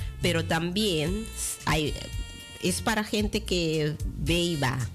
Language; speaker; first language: Spanish; non-native, local second language; Dutch